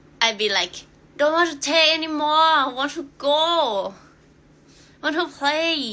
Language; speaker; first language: English; non-native, learner; Thai